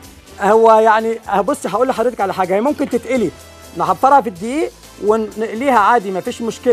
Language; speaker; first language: Arabic; native; Arabic